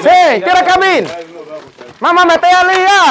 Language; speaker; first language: Portuguese; non-native, learner; Vietnamese